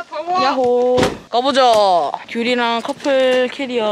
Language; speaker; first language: Korean; native; Korean